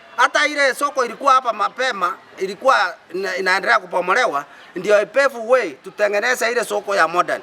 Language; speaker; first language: Swahili; non-native, local second language; Gusii